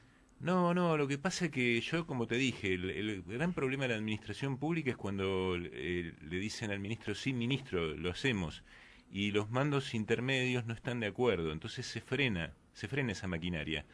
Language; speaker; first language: Spanish; native; Spanish